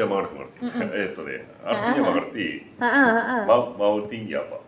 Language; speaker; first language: Indonesian; non-native, learner; Japanese